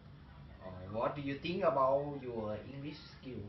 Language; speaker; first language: English; non-native, learner; Thai